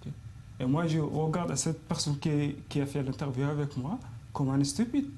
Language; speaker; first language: French; non-native, fluent; Arabic